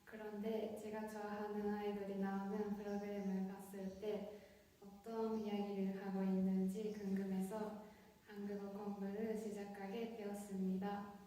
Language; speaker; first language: Korean; non-native, fluent; Japanese